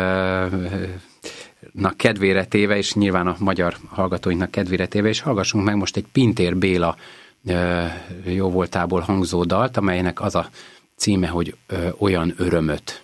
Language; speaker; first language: Hungarian; native; Hungarian